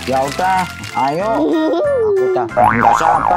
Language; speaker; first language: Indonesian; native; Indonesian